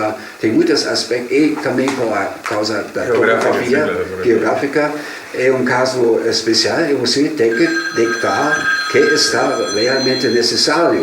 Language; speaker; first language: Portuguese; non-native, fluent; German